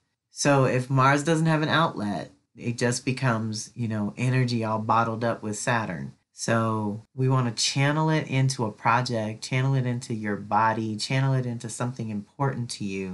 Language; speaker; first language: English; native; English